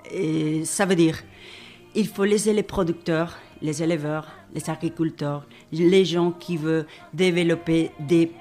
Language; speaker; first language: French; non-native, fluent; Spanish